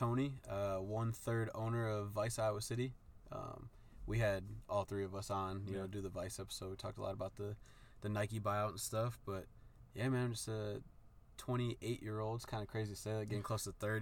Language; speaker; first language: English; native; English